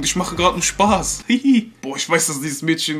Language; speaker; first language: German; native; German